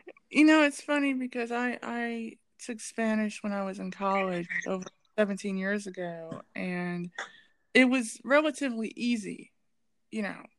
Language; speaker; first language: English; native; English